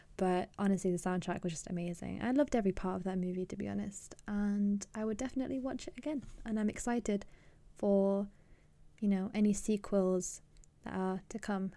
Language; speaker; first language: English; early bilingual, other home language; Punjabi